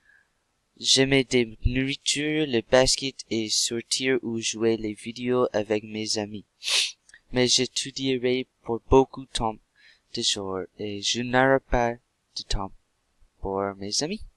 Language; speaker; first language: French; non-native, learner; English